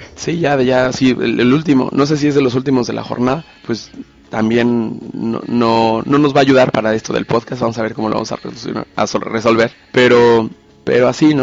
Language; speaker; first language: Spanish; native; Spanish